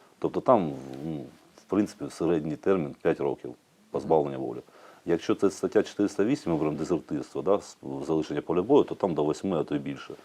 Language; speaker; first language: Ukrainian; native; Ukrainian